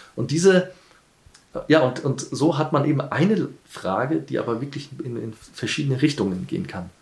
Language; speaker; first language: German; early bilingual, heritage; German